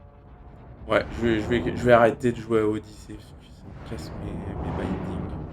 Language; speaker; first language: French; native; French